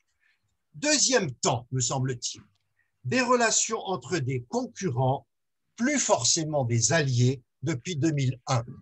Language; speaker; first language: French; native; French